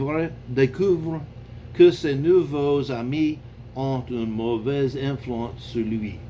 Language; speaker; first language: French; non-native, learner; English